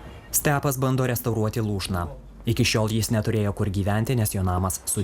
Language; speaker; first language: Lithuanian; native; Lithuanian